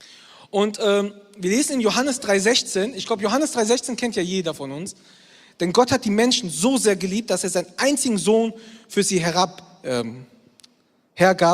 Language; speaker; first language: German; native; German